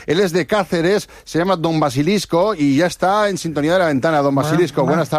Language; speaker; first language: Spanish; native; Spanish